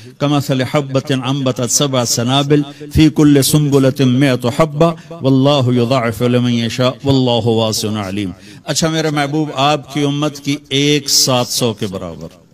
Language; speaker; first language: Urdu; non-native, local second language; Punjabi